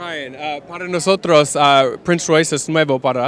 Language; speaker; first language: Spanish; non-native, learner; English